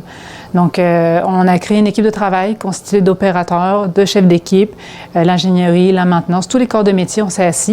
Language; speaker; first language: French; native; French